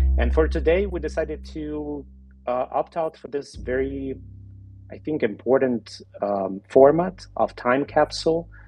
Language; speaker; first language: English; non-native, fluent; Ukrainian